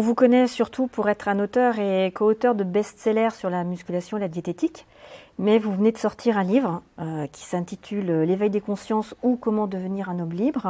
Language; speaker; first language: French; native; French